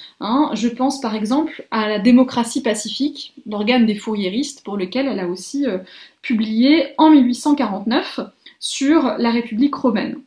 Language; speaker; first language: French; native; French